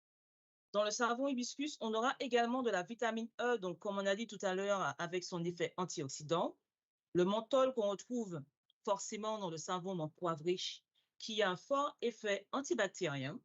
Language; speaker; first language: French; native; French